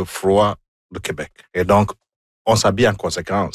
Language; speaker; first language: French; non-native, fluent; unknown